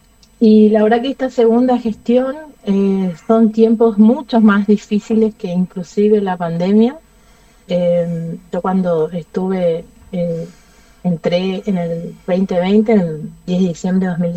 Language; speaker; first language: Spanish; native; Spanish